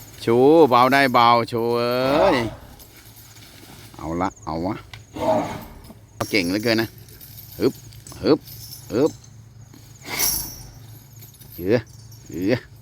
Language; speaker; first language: Thai; native; Thai